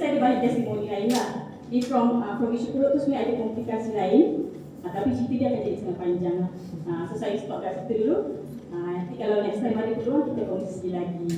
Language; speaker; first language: Malay; native; Malay